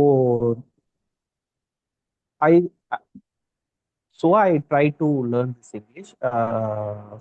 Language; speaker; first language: English; non-native, learner; Tamil